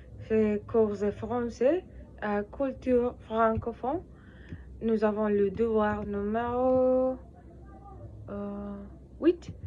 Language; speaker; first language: French; non-native, learner; Spanish